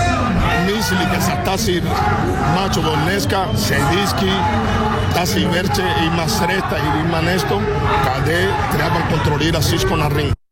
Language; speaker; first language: Bulgarian; non-native, learner; Spanish